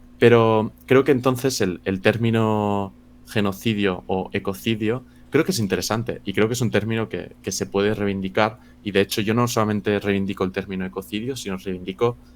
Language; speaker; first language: Spanish; native; Spanish